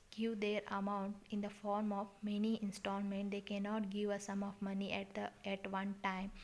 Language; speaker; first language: English; non-native, local second language; Kannada